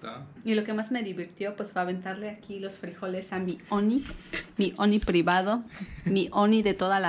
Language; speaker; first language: Spanish; native; Spanish